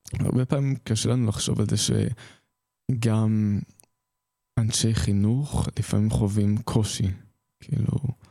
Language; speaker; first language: Hebrew; native; Hebrew